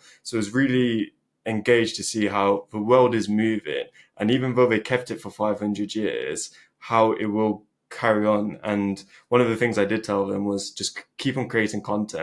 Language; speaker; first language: English; early bilingual, other home language; Albanian